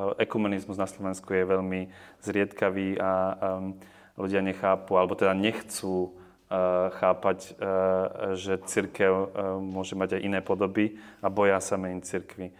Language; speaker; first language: Slovak; native; Slovak